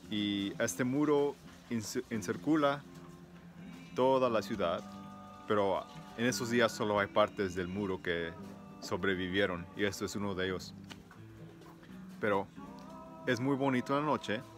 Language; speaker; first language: Spanish; early bilingual, heritage; Spanish